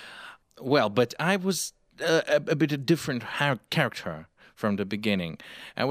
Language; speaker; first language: English; non-native, fluent; Russian